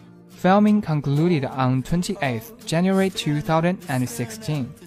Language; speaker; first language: English; non-native, fluent; Chinese